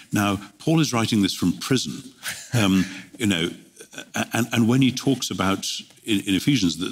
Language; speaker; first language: English; native; English